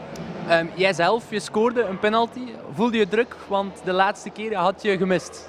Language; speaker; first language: Dutch; native; Dutch